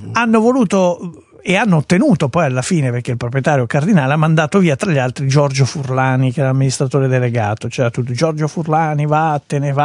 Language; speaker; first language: Italian; native; Italian